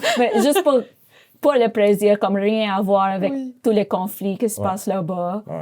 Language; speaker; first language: French; non-native, fluent; Filipino